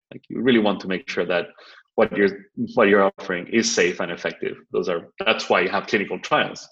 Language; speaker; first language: English; non-native, fluent; Spanish